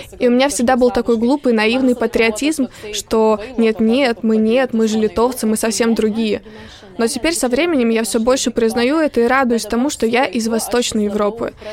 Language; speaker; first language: Russian; non-native, local second language; Lithuanian